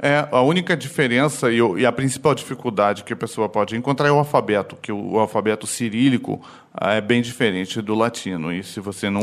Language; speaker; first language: Portuguese; non-native, fluent; Russian